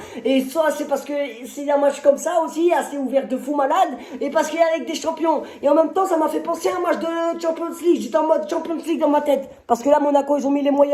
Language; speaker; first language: French; native; French